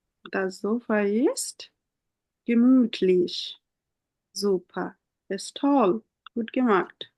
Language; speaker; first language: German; non-native, fluent; Bangla